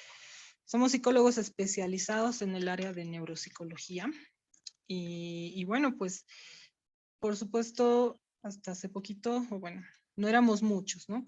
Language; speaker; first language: Spanish; native; Spanish